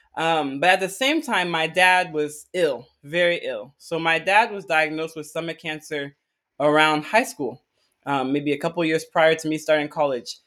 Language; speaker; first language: English; early bilingual, other home language; Akan